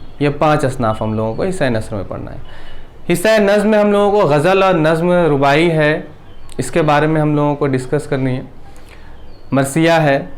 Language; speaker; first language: Urdu; native; Urdu